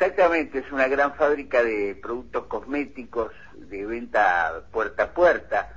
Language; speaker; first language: Spanish; native; Spanish